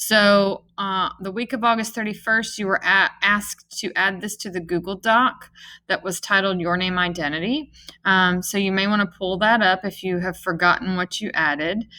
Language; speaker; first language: English; native; English